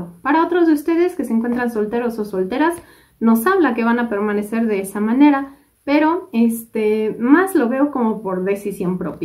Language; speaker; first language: Spanish; native; Spanish